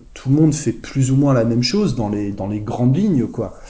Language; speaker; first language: French; native; French